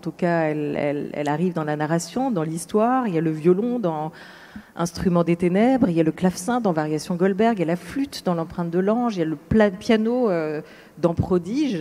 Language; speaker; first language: French; native; French